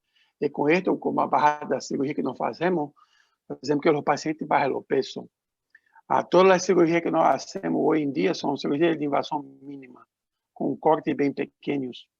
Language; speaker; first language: Spanish; non-native, learner; Portuguese